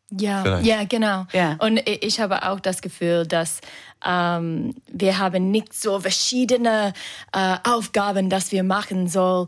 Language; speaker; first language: German; non-native, fluent; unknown